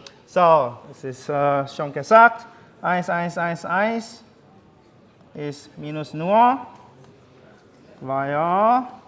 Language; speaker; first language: German; non-native, learner; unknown